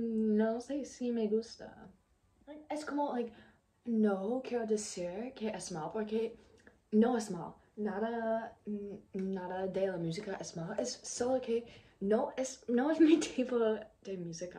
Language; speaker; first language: Spanish; non-native, learner; English